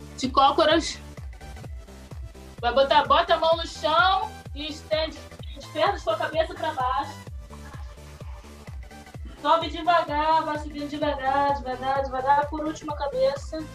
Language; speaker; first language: Portuguese; native; Portuguese